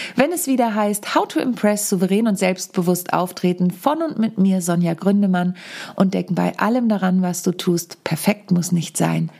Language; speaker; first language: German; native; German